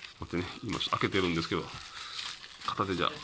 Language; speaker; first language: Japanese; native; Japanese